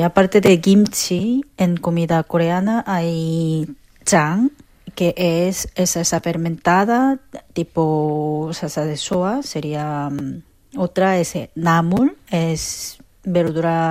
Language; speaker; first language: Spanish; non-native, fluent; Korean